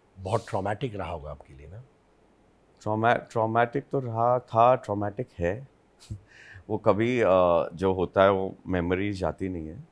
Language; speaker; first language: Hindi; native; Hindi